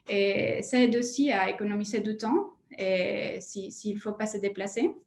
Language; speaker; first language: French; non-native, fluent; Spanish